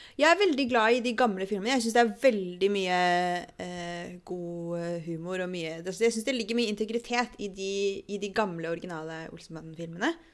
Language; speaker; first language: Norwegian; native; Norwegian